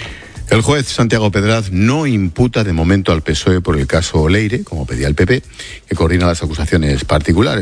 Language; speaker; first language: Spanish; native; Spanish